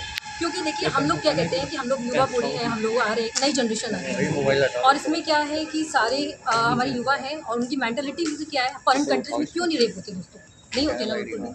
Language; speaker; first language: Hindi; native; Hindi